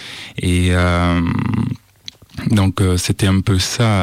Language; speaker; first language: French; non-native, fluent; Italian